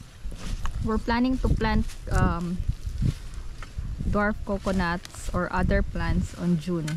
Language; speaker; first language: English; non-native, local second language; Cebuano